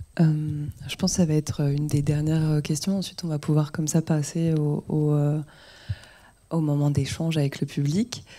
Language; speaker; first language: French; native; French